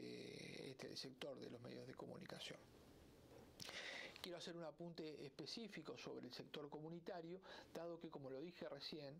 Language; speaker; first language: Spanish; native; Spanish